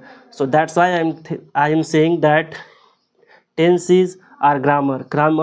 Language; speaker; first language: English; non-native, local second language; Hindi